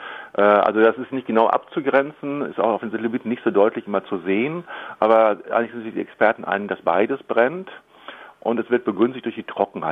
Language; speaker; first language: German; native; German